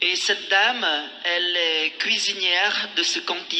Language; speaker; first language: French; non-native, fluent; Khmer